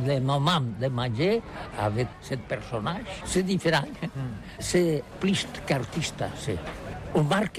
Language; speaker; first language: French; non-native, learner; Catalan